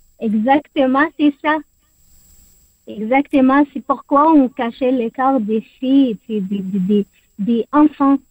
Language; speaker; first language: French; non-native, learner; Arabic